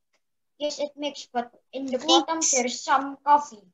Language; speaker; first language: English; non-native, learner; Indonesian